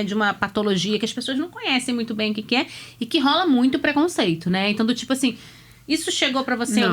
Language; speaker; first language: Portuguese; native; Portuguese